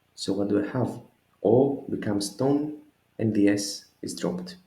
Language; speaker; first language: English; non-native, fluent; Greek